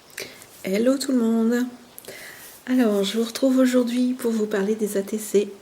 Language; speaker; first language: French; native; French